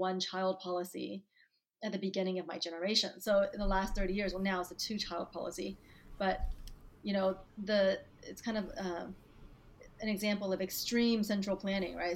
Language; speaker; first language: English; native; English